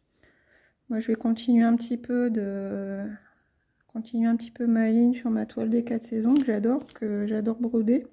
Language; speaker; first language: French; native; French